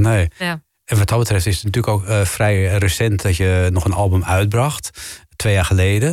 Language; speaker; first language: Dutch; native; Dutch